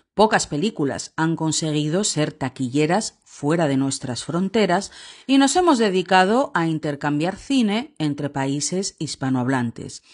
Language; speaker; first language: Spanish; native; Spanish